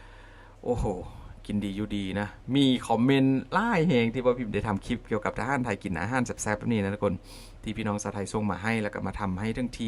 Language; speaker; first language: Thai; non-native, local second language; Northeastern Thai